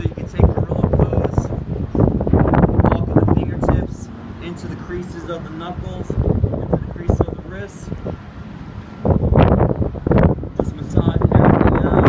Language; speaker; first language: English; native; English